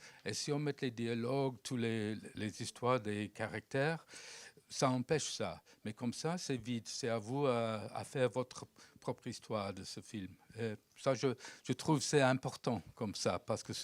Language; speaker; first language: French; non-native, fluent; English